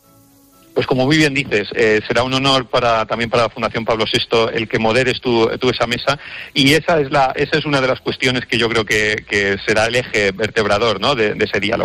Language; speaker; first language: Spanish; native; Spanish